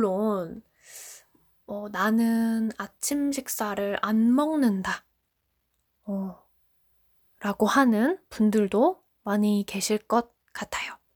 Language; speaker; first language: Korean; non-native, fluent; Japanese